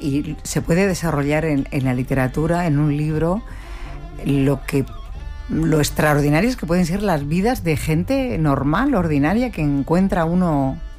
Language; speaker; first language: Spanish; native; Spanish